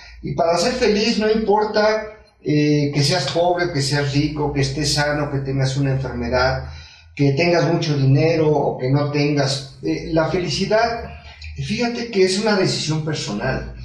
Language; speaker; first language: Spanish; native; Spanish